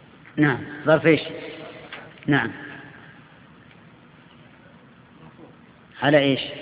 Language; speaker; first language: Arabic; native; Arabic